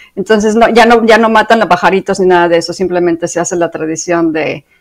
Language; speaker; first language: Spanish; native; Spanish